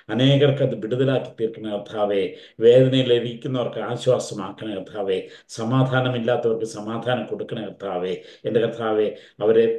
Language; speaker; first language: Malayalam; native; Malayalam